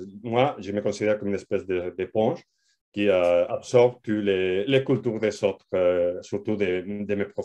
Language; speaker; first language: French; non-native, learner; Spanish